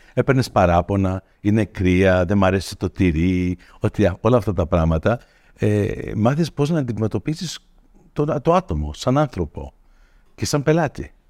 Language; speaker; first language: Greek; early bilingual, heritage; Greek